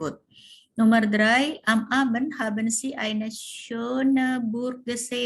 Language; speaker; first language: German; non-native, fluent; Indonesian